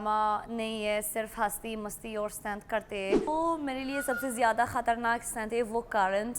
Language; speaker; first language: Hindi; non-native, learner; Arabic